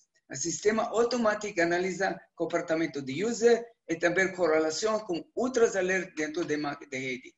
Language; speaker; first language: Portuguese; non-native, learner; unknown